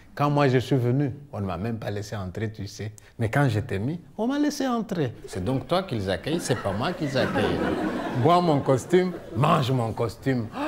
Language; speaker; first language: French; non-native, local second language; Luba-Lulua